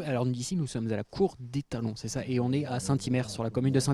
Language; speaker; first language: French; native; French